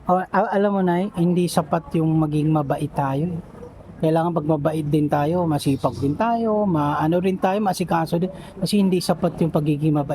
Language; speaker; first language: Filipino; non-native, local second language; Cebuano